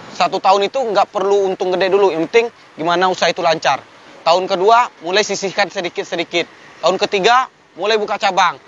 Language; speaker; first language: Indonesian; non-native, local second language; Minangkabau